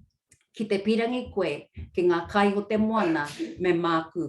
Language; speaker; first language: Māori; non-native, local second language; English